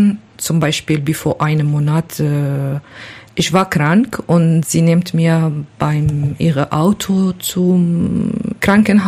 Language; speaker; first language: German; non-native, learner; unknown